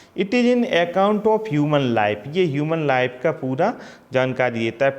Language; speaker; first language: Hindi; native; Hindi